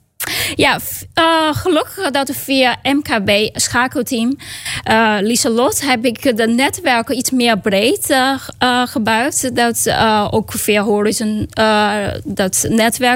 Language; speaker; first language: Dutch; non-native, learner; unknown